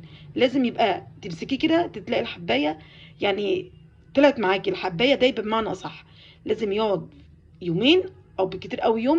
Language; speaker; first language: Arabic; native; Arabic